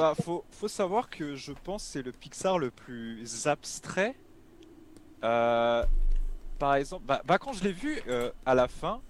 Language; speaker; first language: French; native; French